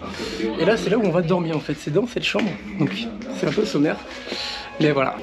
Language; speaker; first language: French; native; French